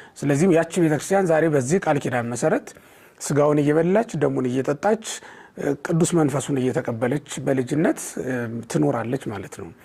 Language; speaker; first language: Amharic; native; Amharic